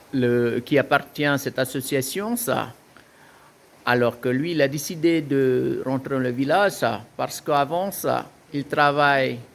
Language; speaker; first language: French; non-native, fluent; Indonesian